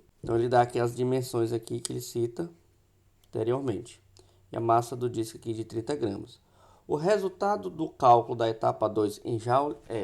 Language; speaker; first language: Portuguese; native; Portuguese